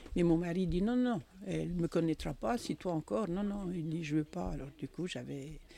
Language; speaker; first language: French; native; French